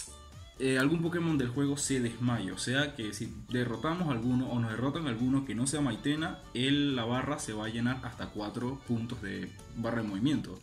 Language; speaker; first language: Spanish; native; Spanish